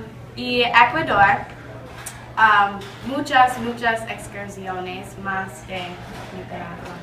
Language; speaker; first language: Spanish; non-native, learner; English